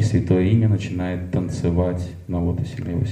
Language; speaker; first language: Russian; native; Russian